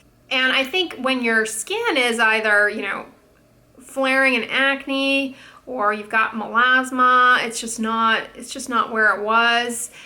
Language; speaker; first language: English; native; English